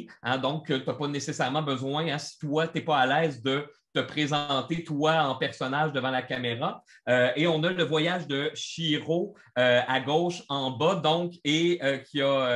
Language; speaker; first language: French; native; French